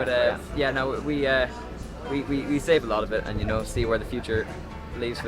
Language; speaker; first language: English; native; English